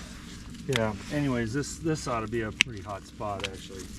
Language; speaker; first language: English; native; English